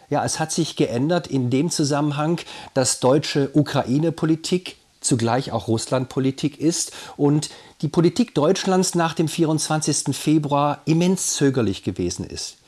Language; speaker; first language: German; native; German